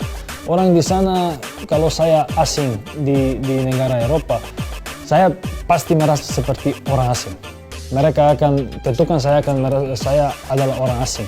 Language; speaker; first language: Indonesian; non-native, fluent; Serbian